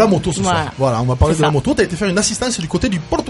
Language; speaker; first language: French; native; French